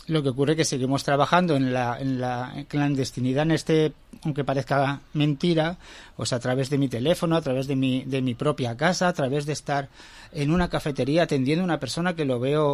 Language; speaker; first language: Spanish; native; Spanish